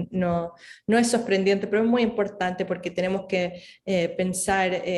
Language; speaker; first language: Spanish; early bilingual, other home language; English